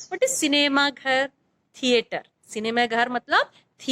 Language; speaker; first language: Hindi; non-native, fluent; Malayalam